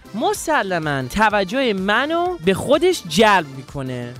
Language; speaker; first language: Persian; non-native, learner; English